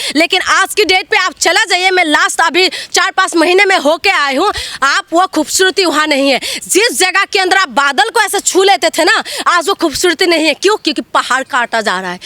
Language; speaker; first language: Hindi; non-native, local second language; Assamese